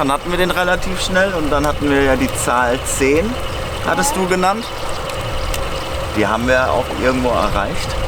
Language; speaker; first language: German; native; German